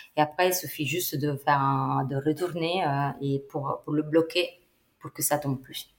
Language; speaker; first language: French; non-native, fluent; Italian